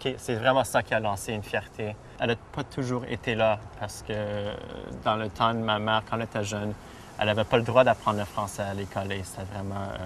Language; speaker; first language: French; native; French